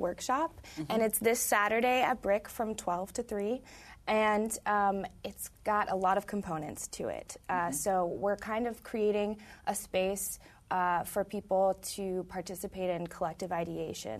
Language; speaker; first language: English; native; English